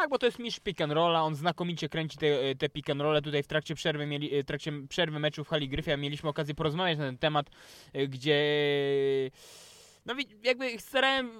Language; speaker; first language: Polish; native; Polish